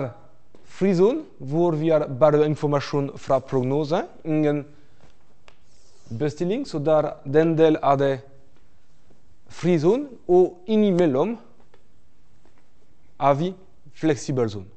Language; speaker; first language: Norwegian; non-native, learner; French